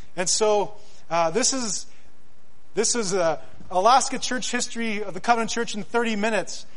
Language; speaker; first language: English; native; English